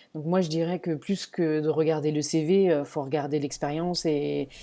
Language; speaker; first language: French; native; French